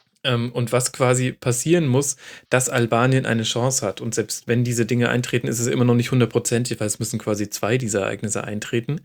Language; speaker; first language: German; native; German